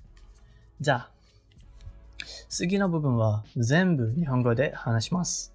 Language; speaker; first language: Japanese; non-native, learner; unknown